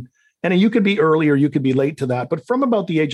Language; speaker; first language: English; native; English